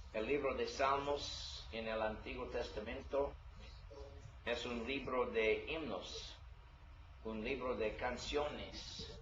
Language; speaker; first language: Spanish; non-native, learner; English